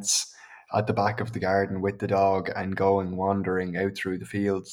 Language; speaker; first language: English; native; English